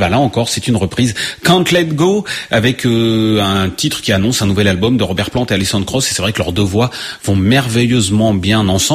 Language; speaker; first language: French; native; French